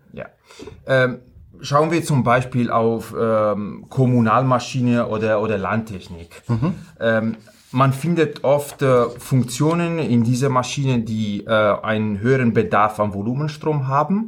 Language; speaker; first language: German; non-native, fluent; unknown